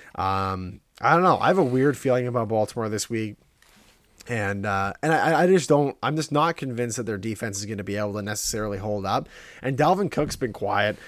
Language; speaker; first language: English; native; English